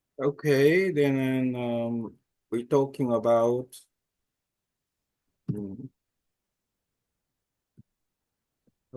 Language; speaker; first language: English; non-native, learner; Korean